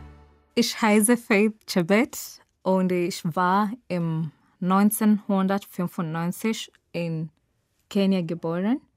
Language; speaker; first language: German; non-native, learner; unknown